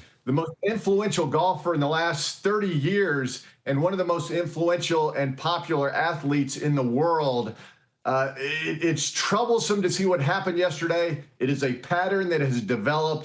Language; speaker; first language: English; native; English